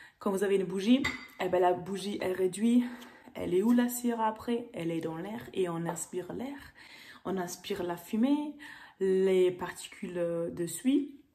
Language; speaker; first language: French; non-native, fluent; German